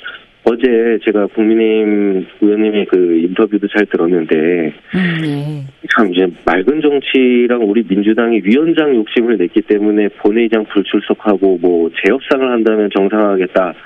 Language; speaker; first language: Korean; native; Korean